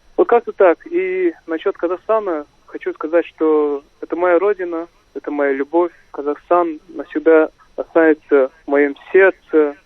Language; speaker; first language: Russian; non-native, local second language; Kazakh